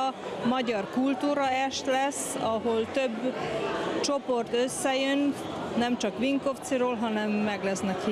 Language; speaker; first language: Hungarian; early bilingual, heritage; Hungarian